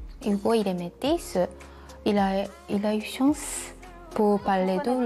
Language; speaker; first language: French; non-native, learner; Japanese